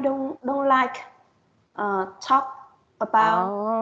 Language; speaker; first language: English; non-native, learner; Vietnamese